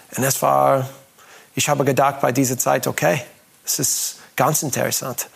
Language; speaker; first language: German; non-native, learner; English